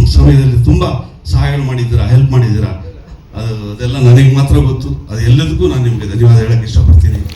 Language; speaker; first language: Kannada; native; Kannada